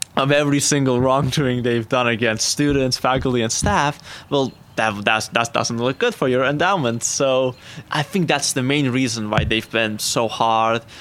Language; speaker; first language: English; non-native, fluent; Azerbaijani